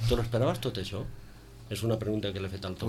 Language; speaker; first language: Catalan; native; Catalan